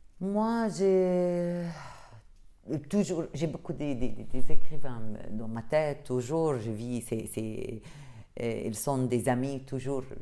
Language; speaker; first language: French; non-native, learner; Arabic